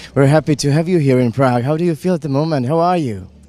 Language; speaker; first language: English; non-native, fluent; Czech